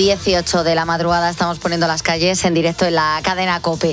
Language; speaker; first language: Spanish; native; Spanish